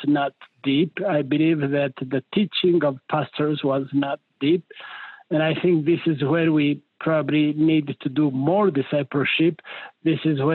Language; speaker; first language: English; non-native, local second language; Kinyarwanda